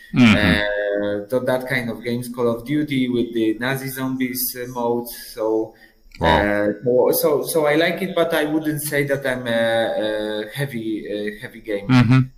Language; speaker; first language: English; non-native, fluent; Polish